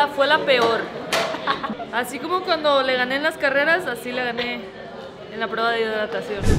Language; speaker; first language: Spanish; native; Spanish